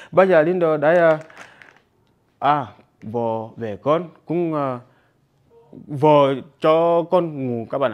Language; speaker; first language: Vietnamese; non-native, learner; Portuguese